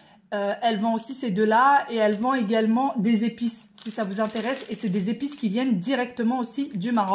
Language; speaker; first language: French; native; French